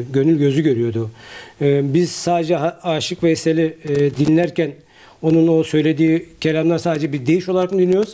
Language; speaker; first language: Turkish; native; Turkish